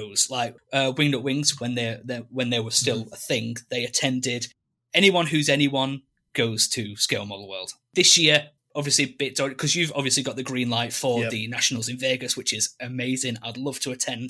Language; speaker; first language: English; native; English